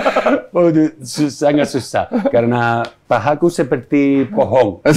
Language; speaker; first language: Indonesian; non-native, learner; Spanish